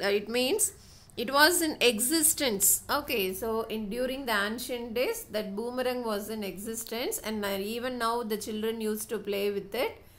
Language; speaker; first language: English; non-native, local second language; Tamil